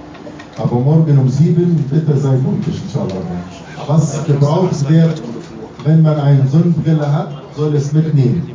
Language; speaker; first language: German; non-native, fluent; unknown